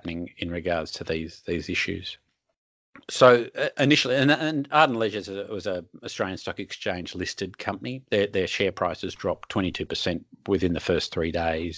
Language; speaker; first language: English; native; English